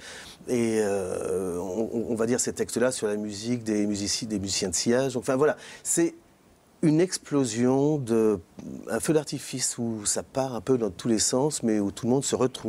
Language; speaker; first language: French; native; French